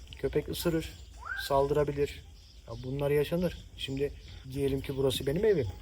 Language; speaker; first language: Turkish; native; Turkish